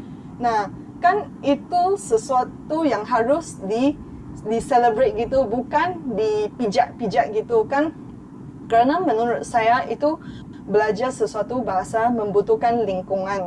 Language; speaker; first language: Indonesian; non-native, fluent; Chinese